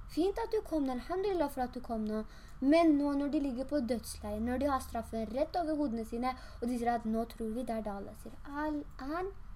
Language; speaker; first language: Norwegian; early bilingual, other home language; Urdu